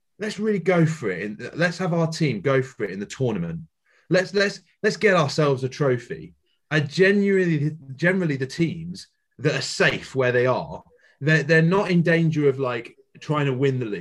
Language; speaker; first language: English; native; English